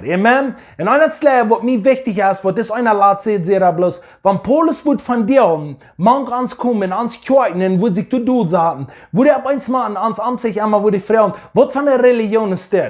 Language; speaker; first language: German; non-native, learner; English